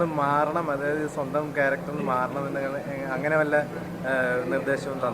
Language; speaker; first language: Malayalam; native; Malayalam